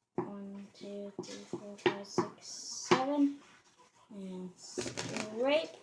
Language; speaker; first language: English; native; English